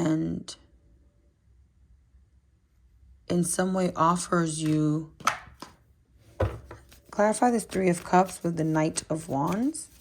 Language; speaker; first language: English; native; English